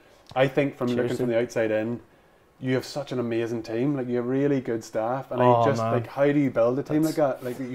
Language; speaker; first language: English; native; English